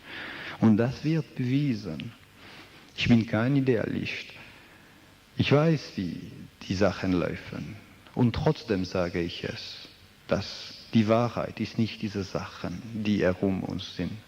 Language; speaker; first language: German; non-native, fluent; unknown